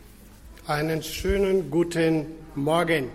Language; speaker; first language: German; non-native, fluent; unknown